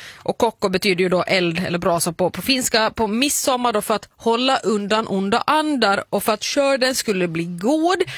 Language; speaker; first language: Swedish; native; Swedish